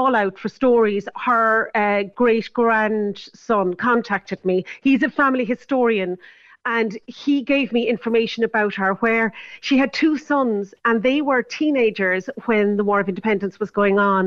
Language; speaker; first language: English; native; English